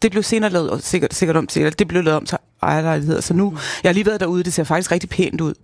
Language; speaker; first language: Danish; native; Danish